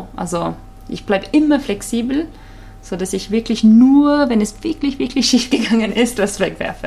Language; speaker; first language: German; non-native, fluent; Japanese